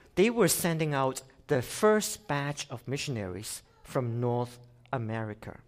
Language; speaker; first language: English; non-native, local second language; Cantonese